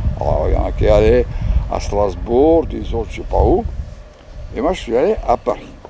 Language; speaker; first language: French; non-native, fluent; Bulgarian